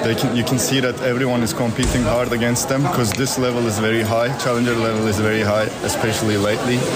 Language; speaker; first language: English; non-native, fluent; Turkish